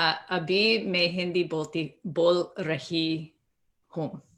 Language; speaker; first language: Hindi; non-native, learner; English